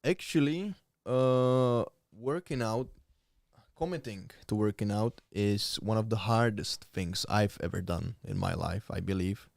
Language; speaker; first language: English; non-native, fluent; Slovak